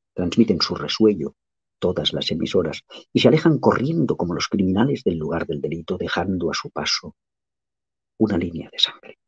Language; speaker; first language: Spanish; non-native, local second language; Catalan